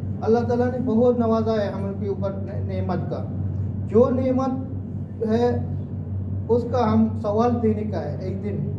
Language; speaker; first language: Hindi; non-native, fluent; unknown